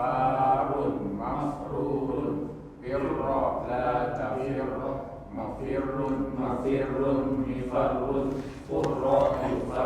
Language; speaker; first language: Arabic; non-native, learner; Indonesian